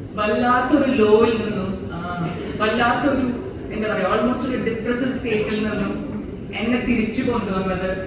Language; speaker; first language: Malayalam; native; Malayalam